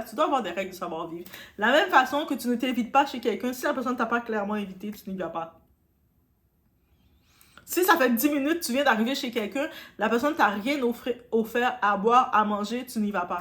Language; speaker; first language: French; native; French